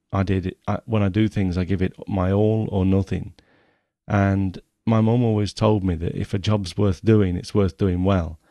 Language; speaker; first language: English; native; English